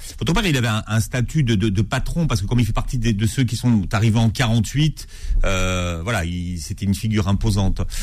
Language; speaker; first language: French; native; French